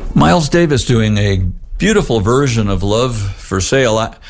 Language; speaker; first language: English; native; English